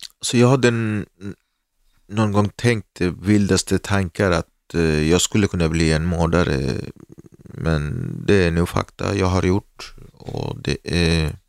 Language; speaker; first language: Swedish; non-native, learner; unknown